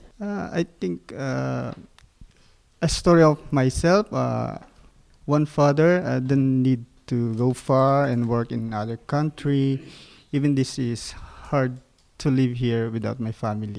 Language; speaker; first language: English; non-native, local second language; Filipino